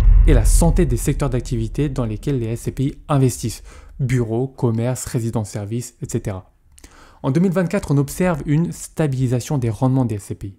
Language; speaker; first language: French; native; French